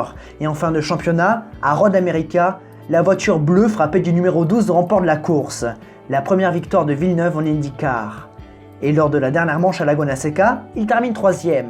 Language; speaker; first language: French; native; French